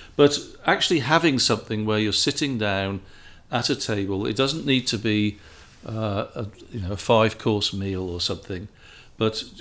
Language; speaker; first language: English; native; English